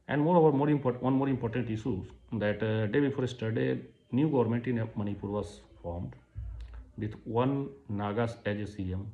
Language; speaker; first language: English; non-native, local second language; Hindi